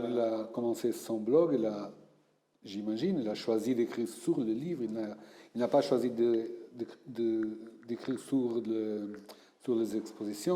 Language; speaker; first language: French; non-native, fluent; Portuguese